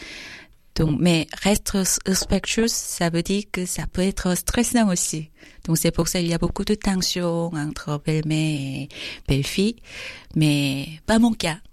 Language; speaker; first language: French; non-native, fluent; Korean